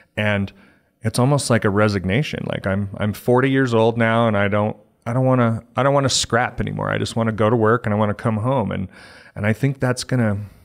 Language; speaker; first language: English; native; English